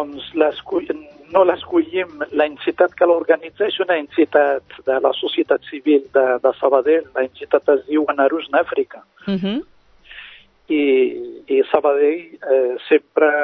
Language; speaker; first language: Catalan; non-native, fluent; Berber languages